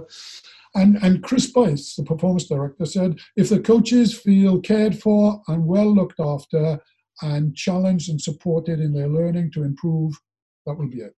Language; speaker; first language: English; native; English